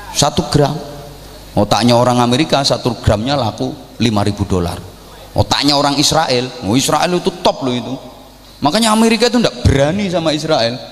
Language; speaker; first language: Indonesian; native; Indonesian